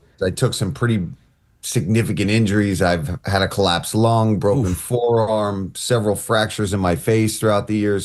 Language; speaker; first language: English; native; English